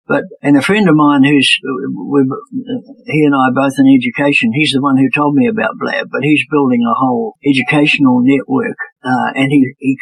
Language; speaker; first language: English; native; English